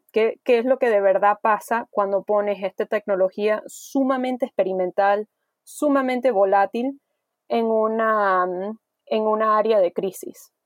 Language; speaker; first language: Spanish; early bilingual, heritage; Spanish